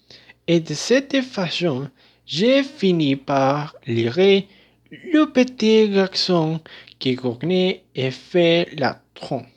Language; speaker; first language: French; non-native, learner; Spanish